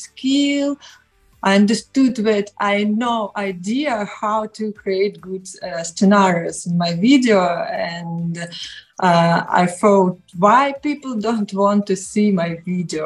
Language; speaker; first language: English; non-native, learner; Russian